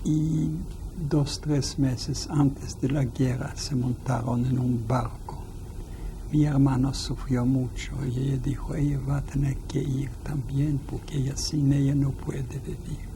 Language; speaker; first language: Spanish; non-native, fluent; Yiddish